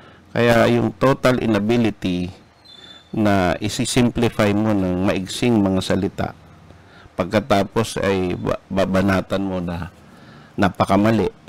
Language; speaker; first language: Filipino; native; Filipino